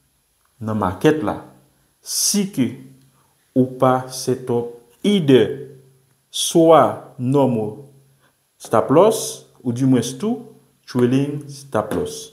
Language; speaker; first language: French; non-native, local second language; Haitian Creole